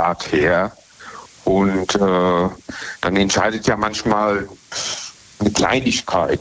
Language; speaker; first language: German; native; German